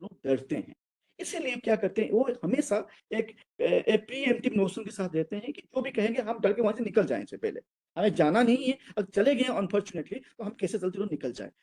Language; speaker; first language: Hindi; non-native, local second language; Odia